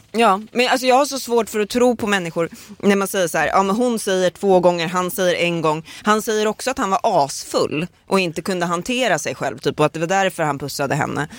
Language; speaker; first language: Swedish; native; Swedish